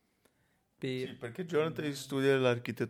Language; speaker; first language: Italian; non-native, fluent; Portuguese